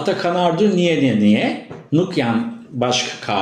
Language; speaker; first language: Albanian; non-native, learner; Turkish